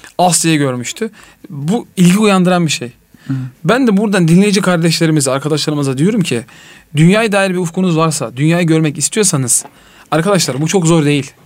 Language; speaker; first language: Turkish; native; Turkish